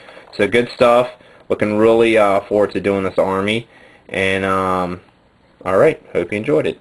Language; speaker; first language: English; native; English